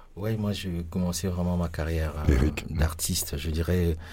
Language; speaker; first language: French; non-native, local second language; Lingala